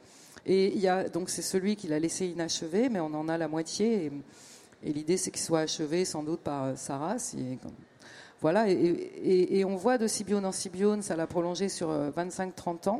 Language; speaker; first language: French; native; French